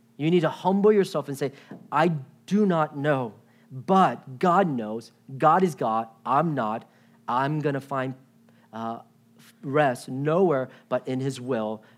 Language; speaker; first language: English; native; English